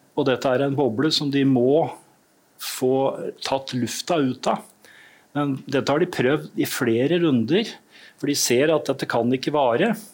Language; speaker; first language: Norwegian; native; Norwegian